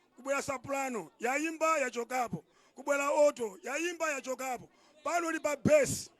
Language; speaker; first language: Nyanja; non-native, local second language; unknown